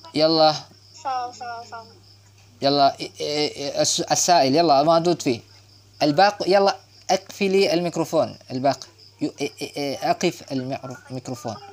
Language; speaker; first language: Arabic; non-native, fluent; Indonesian